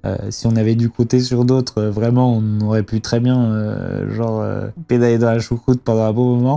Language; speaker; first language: French; native; French